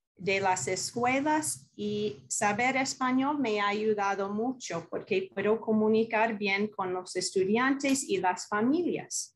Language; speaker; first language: Spanish; non-native, fluent; English